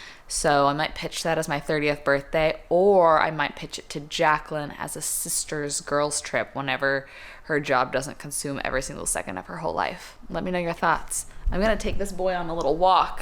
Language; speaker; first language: English; native; English